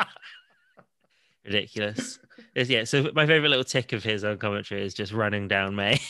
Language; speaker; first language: English; native; English